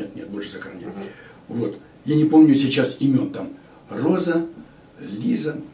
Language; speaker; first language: Russian; native; Russian